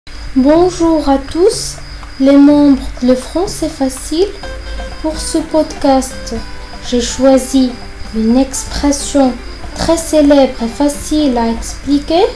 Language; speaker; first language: French; non-native, fluent; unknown